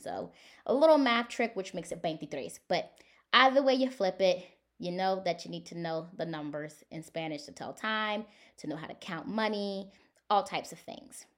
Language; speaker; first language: English; native; English